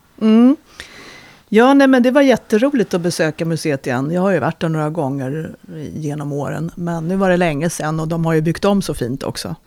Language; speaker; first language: Swedish; native; Swedish